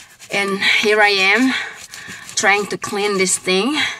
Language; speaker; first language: English; non-native, fluent; Indonesian